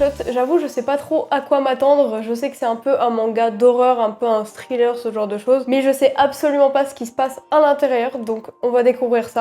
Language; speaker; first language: French; native; French